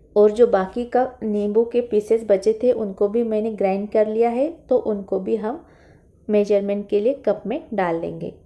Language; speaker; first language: Hindi; non-native, local second language; Marathi